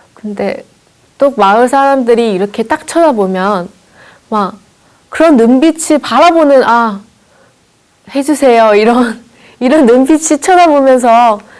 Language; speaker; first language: Korean; non-native, fluent; Chinese